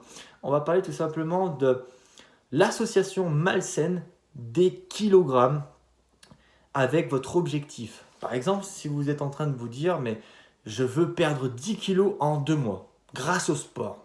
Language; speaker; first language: French; native; French